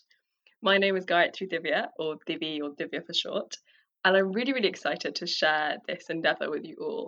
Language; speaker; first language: English; native; English